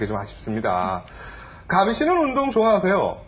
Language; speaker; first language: Korean; native; Korean